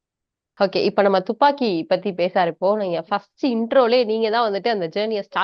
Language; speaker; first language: Tamil; native; Tamil